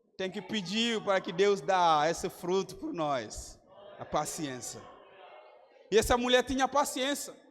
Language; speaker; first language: Portuguese; non-native, fluent; Mandingo